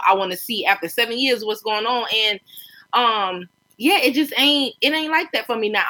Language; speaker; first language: English; native; English